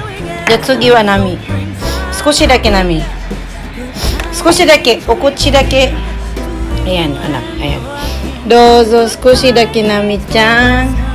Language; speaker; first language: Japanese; non-native, fluent; Filipino